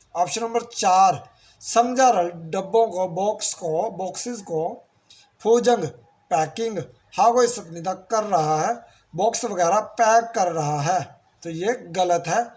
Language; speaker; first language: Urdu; non-native, local second language; Punjabi